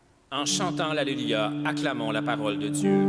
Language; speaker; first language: French; native; French